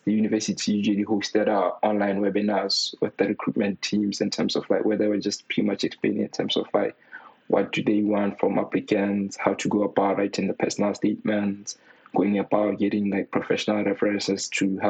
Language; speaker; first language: English; non-native, local second language; Tswana